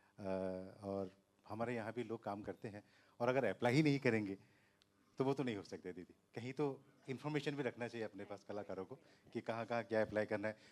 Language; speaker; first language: Hindi; non-native, local second language; Assamese